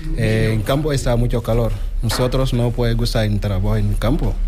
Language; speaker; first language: Spanish; non-native, learner; Wolof